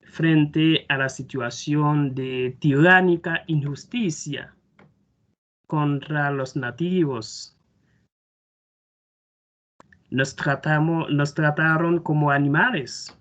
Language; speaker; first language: Spanish; non-native, fluent; Haitian Creole